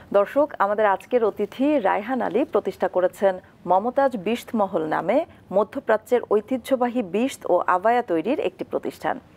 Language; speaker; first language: Bangla; native; Bangla